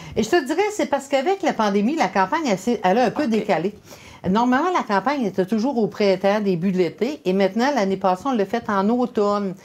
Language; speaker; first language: French; native; French